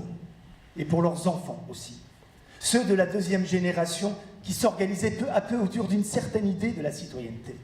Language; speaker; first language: French; early bilingual, other home language; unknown